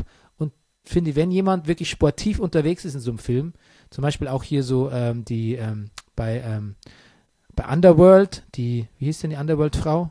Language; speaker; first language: German; native; German